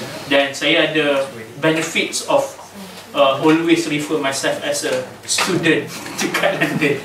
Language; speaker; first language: English; non-native, local second language; Malay